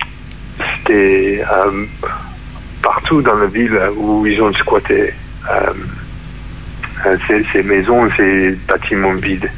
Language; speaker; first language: French; non-native, fluent; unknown